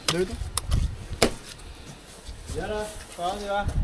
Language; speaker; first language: Spanish; native; Spanish